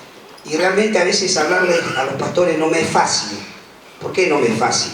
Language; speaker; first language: Spanish; native; Spanish